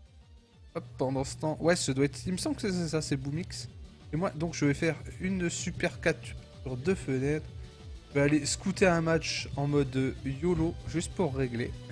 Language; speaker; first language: French; native; French